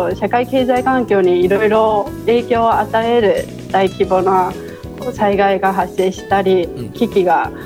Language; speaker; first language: Japanese; non-native, fluent; Chinese